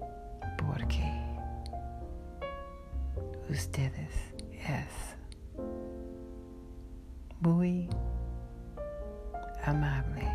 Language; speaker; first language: Spanish; non-native, learner; English